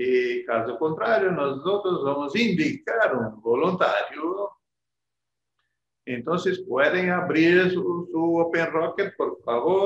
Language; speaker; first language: Portuguese; non-native, learner; Spanish